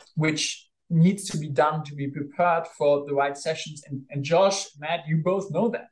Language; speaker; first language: English; non-native, fluent; German